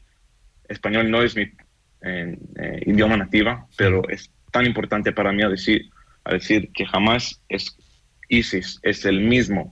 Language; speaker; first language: Spanish; non-native, fluent; Hebrew